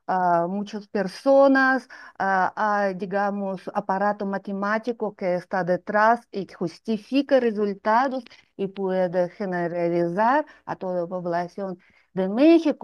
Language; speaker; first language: Spanish; non-native, fluent; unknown